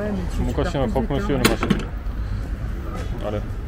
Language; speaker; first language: Japanese; non-native, fluent; French